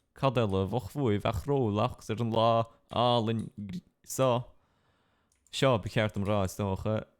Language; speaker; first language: Irish; non-native, local second language; English